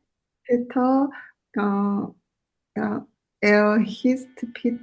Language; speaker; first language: German; non-native, learner; Korean